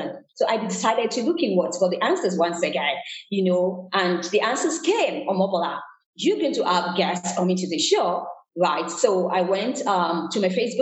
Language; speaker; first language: English; non-native, local second language; Yoruba